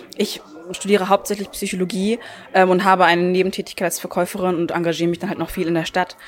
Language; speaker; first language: German; early bilingual, other home language; Turkish